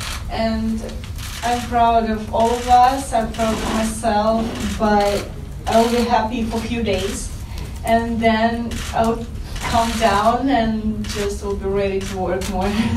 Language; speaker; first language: English; non-native, fluent; Russian